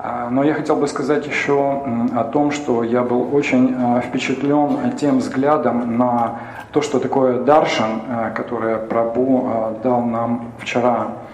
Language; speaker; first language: Russian; native; Russian